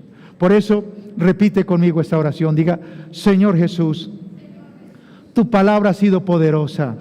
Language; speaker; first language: Spanish; native; Spanish